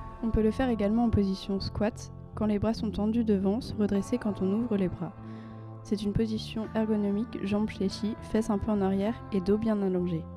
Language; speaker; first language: French; native; French